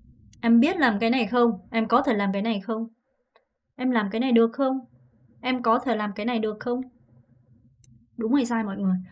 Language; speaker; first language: Vietnamese; non-native, fluent; Korean